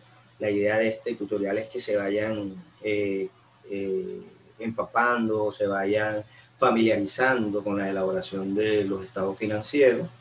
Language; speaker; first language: Spanish; native; Spanish